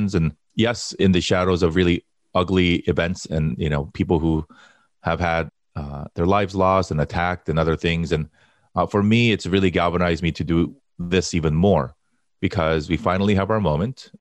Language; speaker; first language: English; early bilingual, other home language; Korean